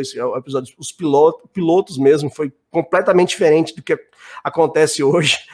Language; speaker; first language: Portuguese; native; Portuguese